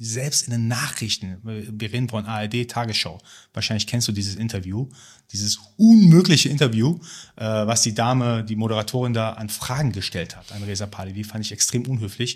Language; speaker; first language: German; early bilingual, other home language; Persian